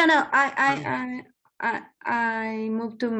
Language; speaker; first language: English; non-native, learner; Spanish